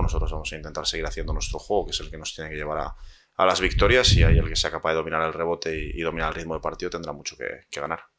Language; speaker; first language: Spanish; native; Spanish